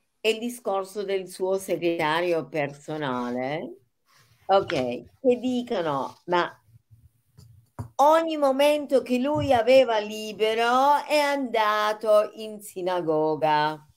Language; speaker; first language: Italian; non-native, fluent; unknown